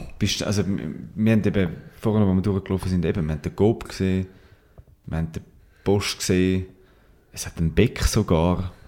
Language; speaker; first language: German; native; German